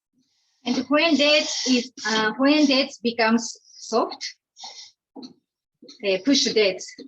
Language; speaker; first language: English; non-native, learner; Japanese